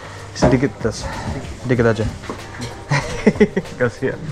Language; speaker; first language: Indonesian; non-native, learner; English